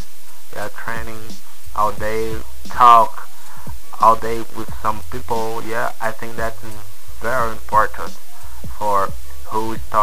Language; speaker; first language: English; non-native, learner; Portuguese